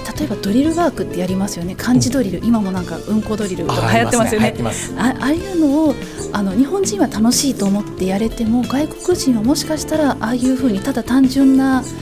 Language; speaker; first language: Japanese; native; Japanese